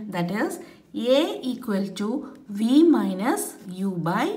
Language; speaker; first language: English; non-native, local second language; Malayalam